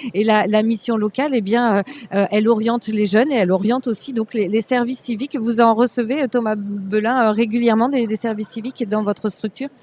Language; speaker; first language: French; native; French